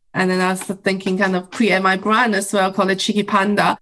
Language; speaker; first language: English; non-native, fluent; Chinese